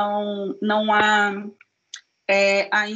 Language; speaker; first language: Portuguese; native; Portuguese